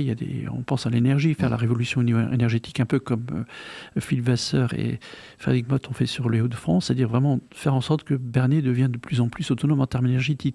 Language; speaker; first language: French; native; French